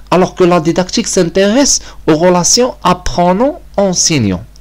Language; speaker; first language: French; non-native, local second language; Arabic